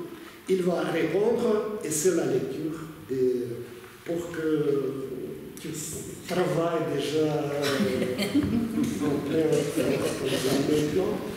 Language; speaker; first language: French; non-native, fluent; Russian